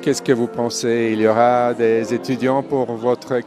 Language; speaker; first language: French; non-native, fluent; Serbian